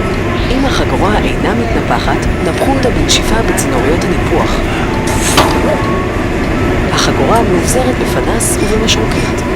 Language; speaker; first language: Hebrew; native; Hebrew